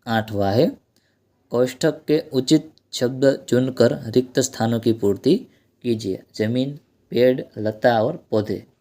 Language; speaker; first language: Hindi; non-native, local second language; Gujarati